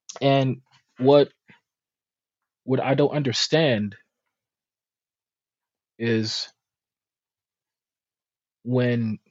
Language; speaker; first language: English; native; English